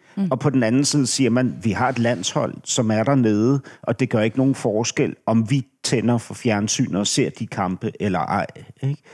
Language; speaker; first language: Danish; native; Danish